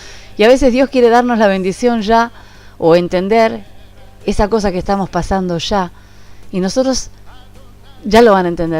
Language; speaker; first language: Spanish; native; Spanish